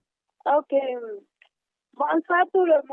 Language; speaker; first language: French; non-native, learner; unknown